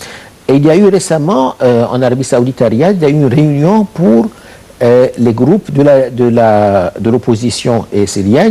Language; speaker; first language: French; non-native, fluent; Arabic